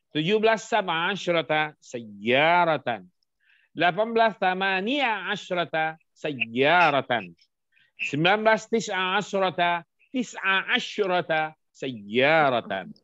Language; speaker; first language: Arabic; non-native, fluent; Indonesian